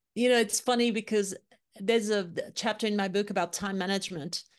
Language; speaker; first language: English; non-native, fluent; French